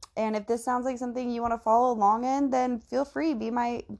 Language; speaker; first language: English; native; English